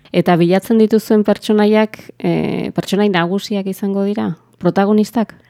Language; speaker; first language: Basque; native; Basque